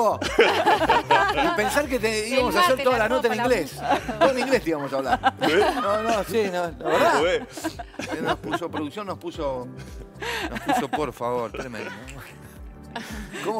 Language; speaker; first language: Spanish; native; Spanish